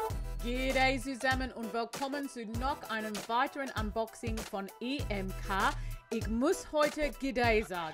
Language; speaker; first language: German; non-native, learner; English